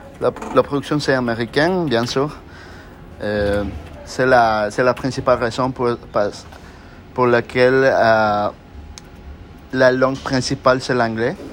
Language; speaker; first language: French; non-native, learner; Spanish